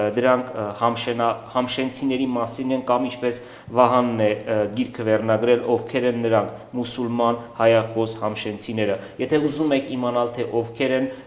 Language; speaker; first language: Armenian; native; Armenian